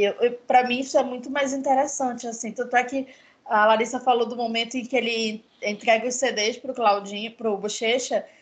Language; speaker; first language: Portuguese; native; Portuguese